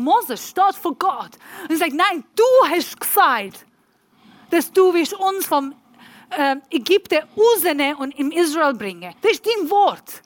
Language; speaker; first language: German; non-native, learner; Persian